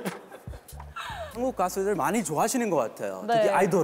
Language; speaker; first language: Korean; non-native, fluent; English